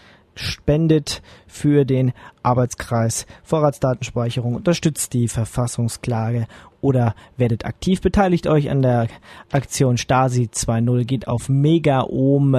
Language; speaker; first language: German; native; German